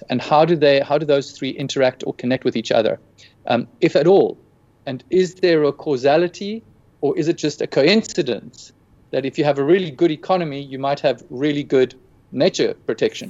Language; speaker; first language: English; native; English